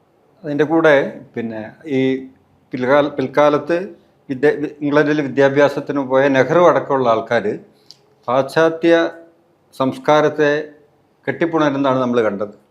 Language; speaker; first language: Malayalam; native; Malayalam